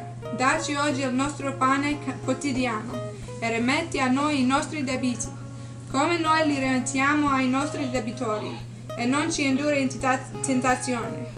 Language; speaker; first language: Italian; non-native, learner; English